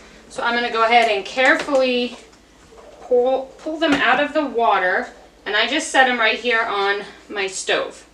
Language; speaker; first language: English; native; English